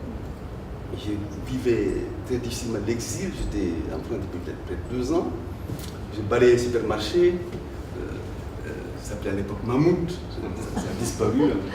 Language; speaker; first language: French; non-native, local second language; Fula